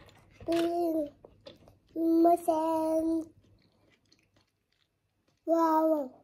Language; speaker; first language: Japanese; native; Japanese